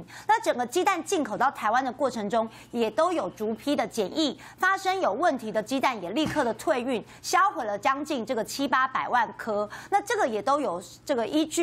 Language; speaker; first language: Chinese; native; Chinese